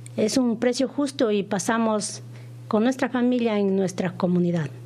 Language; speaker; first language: Spanish; native; Spanish